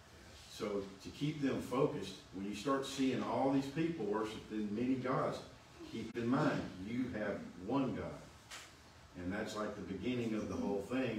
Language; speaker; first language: English; native; English